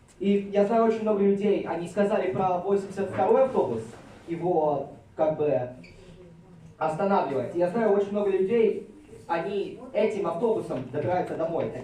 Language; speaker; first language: Russian; early bilingual, heritage; Russian